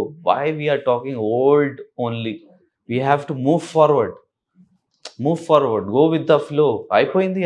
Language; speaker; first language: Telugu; non-native, learner; Urdu